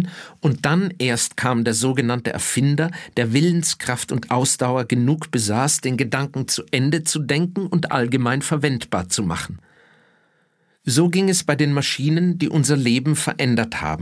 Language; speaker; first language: German; native; German